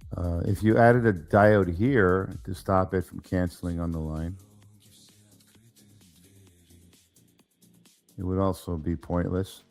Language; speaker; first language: English; native; English